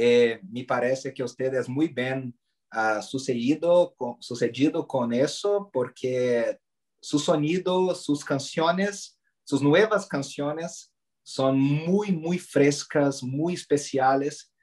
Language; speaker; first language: Spanish; non-native, learner; Portuguese